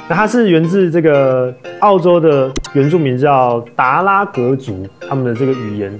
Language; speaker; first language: Chinese; native; Chinese